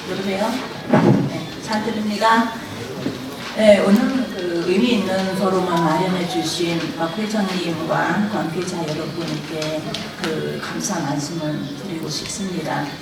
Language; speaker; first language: Korean; non-native, fluent; Vietnamese